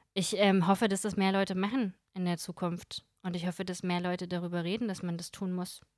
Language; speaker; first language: German; early bilingual, other home language; Russian